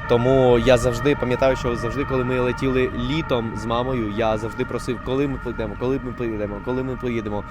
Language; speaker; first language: Ukrainian; non-native, fluent; Spanish